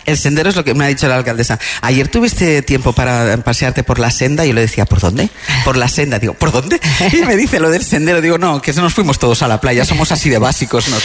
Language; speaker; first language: Spanish; native; Spanish